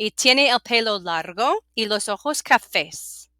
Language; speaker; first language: Spanish; non-native, fluent; English